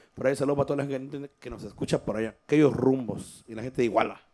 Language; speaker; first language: Spanish; early bilingual, heritage; Spanish